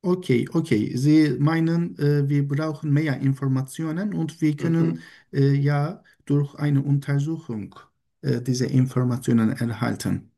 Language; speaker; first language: German; non-native, learner; Turkish